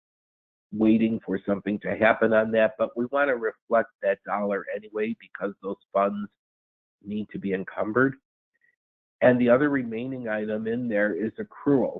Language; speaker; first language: English; native; English